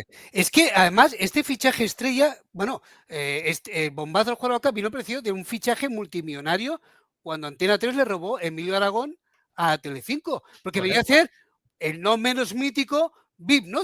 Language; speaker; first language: Spanish; native; Spanish